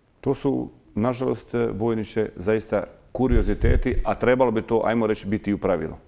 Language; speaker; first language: Croatian; native; Croatian